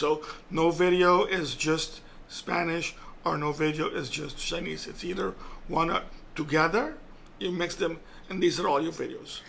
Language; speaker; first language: English; non-native, local second language; Papiamento